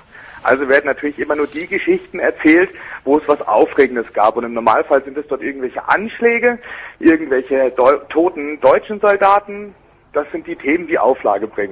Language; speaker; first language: German; native; German